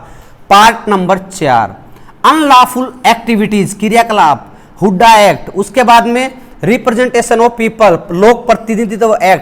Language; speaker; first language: Hindi; native; Hindi